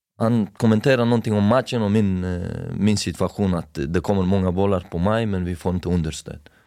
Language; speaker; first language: Swedish; non-native, fluent; Persian